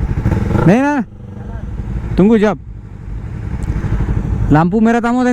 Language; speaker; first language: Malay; non-native, learner; Bangla